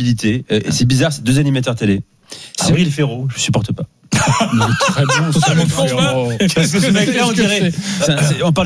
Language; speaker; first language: French; native; French